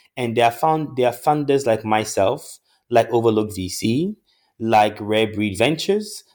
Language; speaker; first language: English; non-native, local second language; Akan